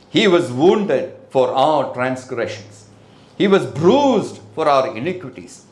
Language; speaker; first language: English; non-native, local second language; Tamil